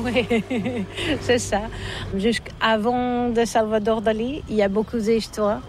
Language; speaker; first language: French; non-native, learner; Catalan